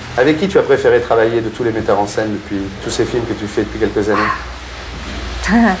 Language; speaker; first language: French; native; French